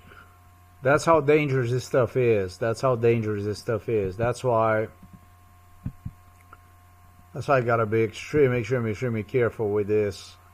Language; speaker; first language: English; non-native, fluent; Slovenian